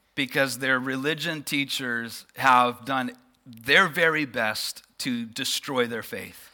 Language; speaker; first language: English; native; English